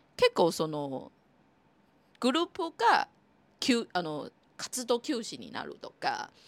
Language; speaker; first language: Japanese; non-native, fluent; Cantonese